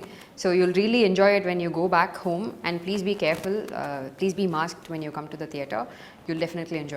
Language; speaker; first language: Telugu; non-native, learner; Tamil